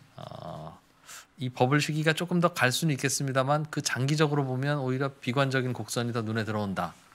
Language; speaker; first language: Korean; native; Korean